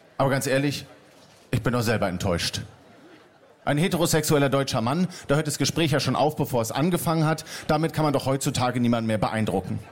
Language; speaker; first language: German; native; German